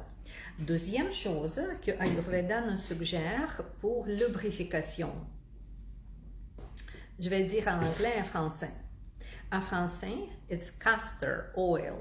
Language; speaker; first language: French; non-native, fluent; Russian